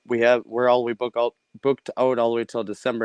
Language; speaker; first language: English; native; English